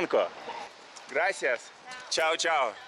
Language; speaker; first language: Spanish; non-native, learner; Ukrainian